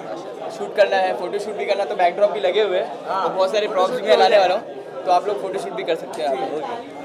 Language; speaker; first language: Hindi; native; Hindi